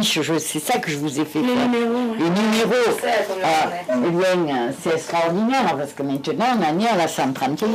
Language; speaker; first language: French; native; French